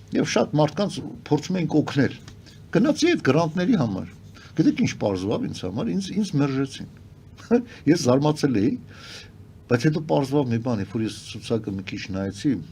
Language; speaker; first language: Armenian; native; Armenian